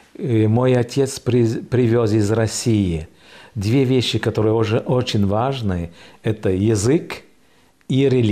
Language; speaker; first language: Russian; early bilingual, heritage; French